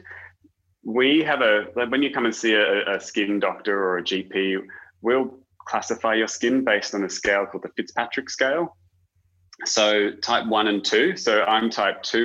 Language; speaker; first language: English; native; English